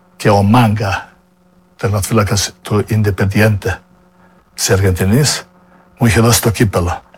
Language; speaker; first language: Greek; non-native, fluent; Serbian